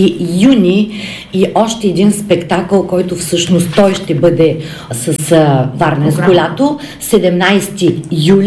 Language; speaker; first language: Bulgarian; native; Bulgarian